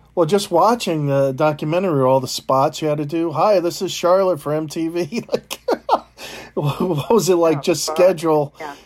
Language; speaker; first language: English; native; English